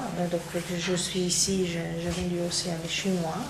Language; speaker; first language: French; non-native, local second language; Italian